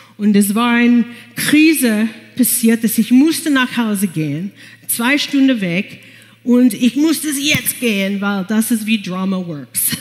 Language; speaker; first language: German; non-native, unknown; English